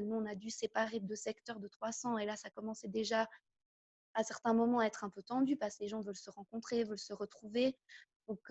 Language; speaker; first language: French; native; French